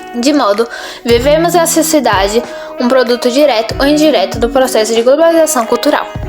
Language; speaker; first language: Portuguese; native; Portuguese